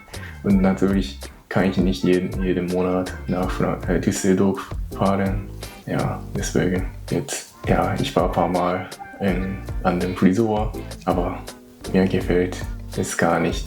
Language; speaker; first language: German; non-native, learner; Japanese